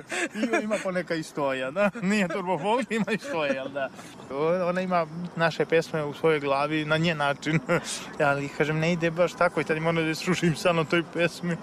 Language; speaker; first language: Serbian; native; Serbian